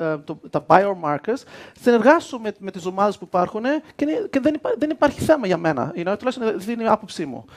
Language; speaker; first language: Greek; early bilingual, heritage; Greek